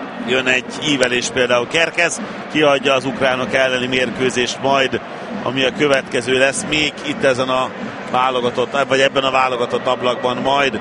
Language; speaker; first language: Hungarian; native; Hungarian